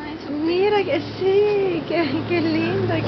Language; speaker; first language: Spanish; non-native, learner; Italian